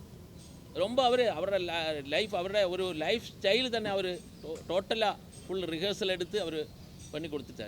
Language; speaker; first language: Tamil; non-native, learner; Malayalam